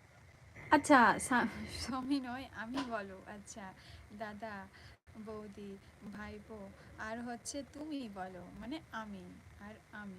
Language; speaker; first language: Bangla; non-native, local second language; Santali